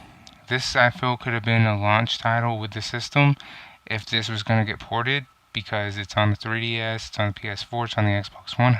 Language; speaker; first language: English; native; English